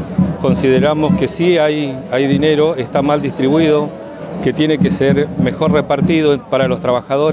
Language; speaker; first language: Spanish; native; Spanish